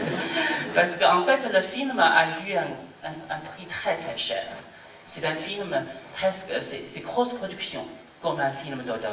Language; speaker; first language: French; non-native, fluent; Chinese